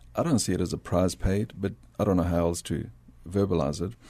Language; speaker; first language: English; early bilingual, other home language; Spanish